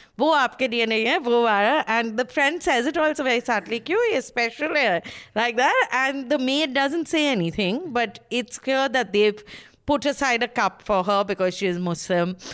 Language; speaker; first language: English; native; English